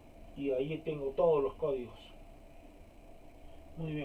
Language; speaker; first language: Spanish; native; Spanish